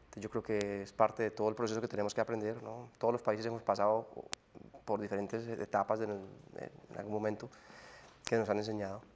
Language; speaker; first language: Spanish; native; Spanish